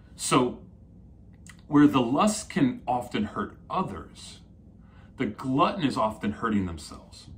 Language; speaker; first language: English; native; English